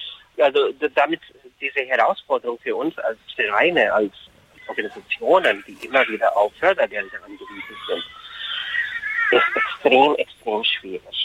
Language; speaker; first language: German; non-native, fluent; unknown